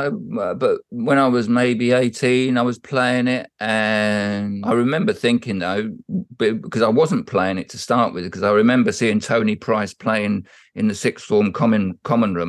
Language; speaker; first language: English; native; English